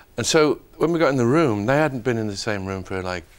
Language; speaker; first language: English; native; English